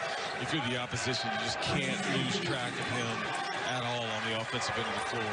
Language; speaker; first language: English; native; English